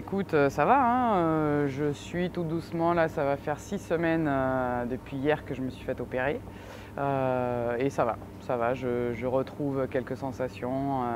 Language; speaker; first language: French; native; French